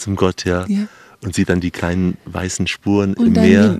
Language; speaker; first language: German; native; German